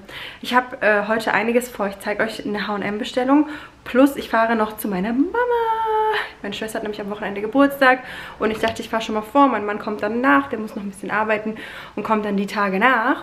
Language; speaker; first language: German; native; German